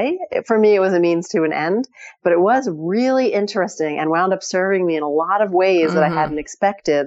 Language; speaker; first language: English; native; English